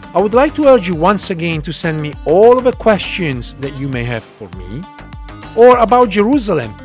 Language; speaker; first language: English; non-native, fluent; Italian